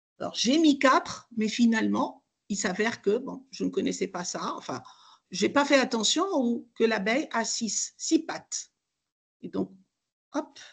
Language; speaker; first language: French; non-native, local second language; Arabic